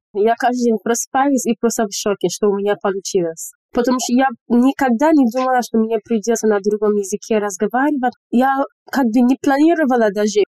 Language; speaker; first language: Russian; non-native, fluent; English